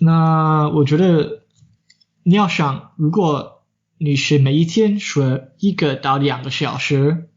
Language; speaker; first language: Chinese; non-native, fluent; English